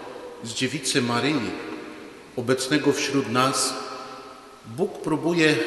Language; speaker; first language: Polish; native; Polish